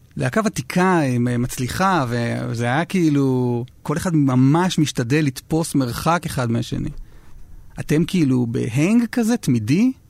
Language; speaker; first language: Hebrew; native; Hebrew